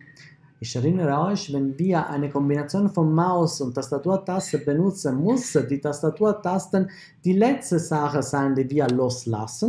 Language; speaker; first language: German; non-native, fluent; Italian